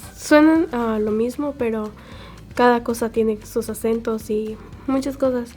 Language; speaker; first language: Spanish; early bilingual, other home language; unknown